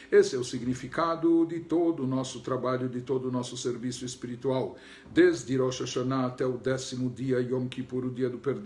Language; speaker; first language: Portuguese; native; Portuguese